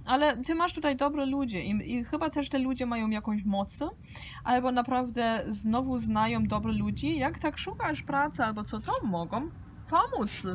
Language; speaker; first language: Polish; early bilingual, heritage; Polish